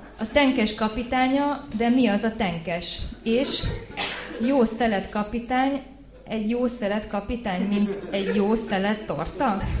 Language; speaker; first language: Hungarian; early bilingual, heritage; Hungarian